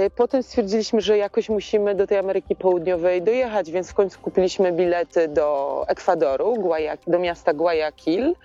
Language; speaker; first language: Polish; native; Polish